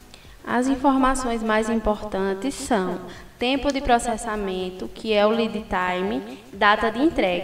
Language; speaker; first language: Portuguese; native; Portuguese